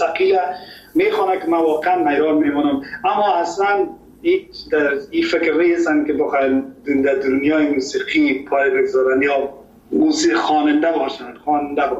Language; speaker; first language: Persian; native; Persian